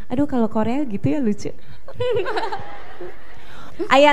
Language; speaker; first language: Indonesian; native; Indonesian